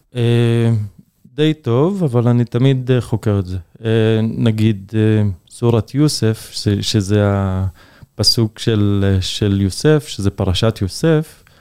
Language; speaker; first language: Hebrew; non-native, local second language; Arabic